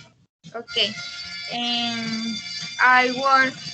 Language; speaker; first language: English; non-native, learner; Spanish